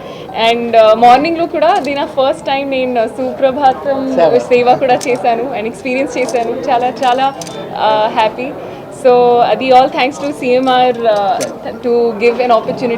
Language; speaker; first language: Telugu; non-native, learner; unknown